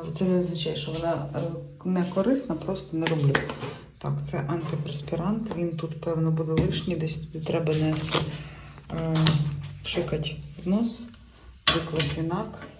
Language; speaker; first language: Ukrainian; native; Ukrainian